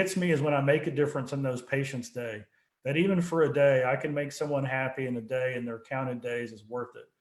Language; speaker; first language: English; native; English